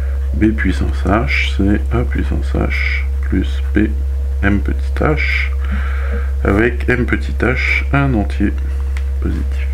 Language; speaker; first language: French; native; French